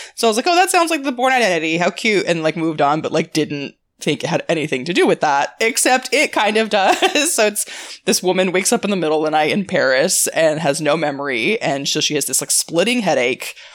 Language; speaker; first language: English; native; English